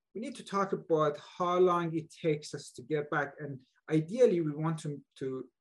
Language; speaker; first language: English; non-native, fluent; Persian